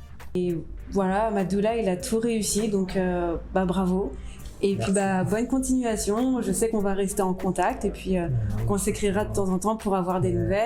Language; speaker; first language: French; native; French